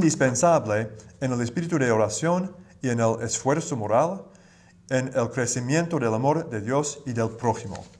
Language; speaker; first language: Spanish; non-native, learner; English